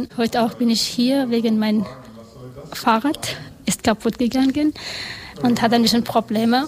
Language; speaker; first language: German; non-native, learner; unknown